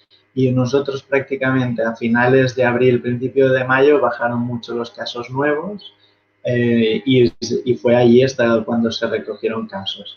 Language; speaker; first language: Spanish; native; Spanish